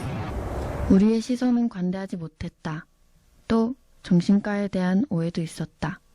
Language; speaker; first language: Korean; native; Korean